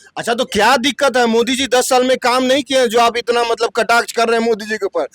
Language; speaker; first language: Hindi; native; Hindi